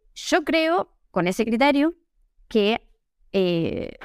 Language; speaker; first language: Spanish; native; Spanish